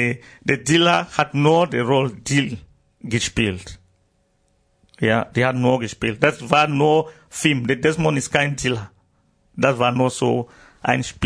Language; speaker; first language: German; non-native, learner; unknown